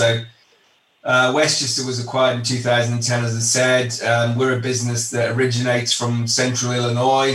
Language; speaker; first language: English; native; English